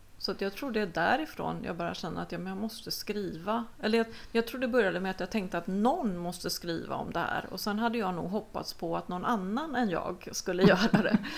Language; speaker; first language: Swedish; early bilingual, other home language; Spanish